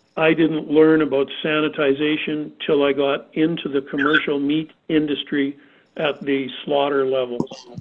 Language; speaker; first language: English; native; English